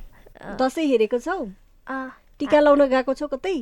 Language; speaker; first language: Nepali; native; Nepali